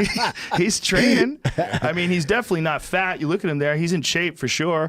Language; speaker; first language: English; native; English